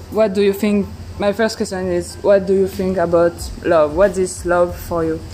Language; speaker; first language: English; non-native, learner; French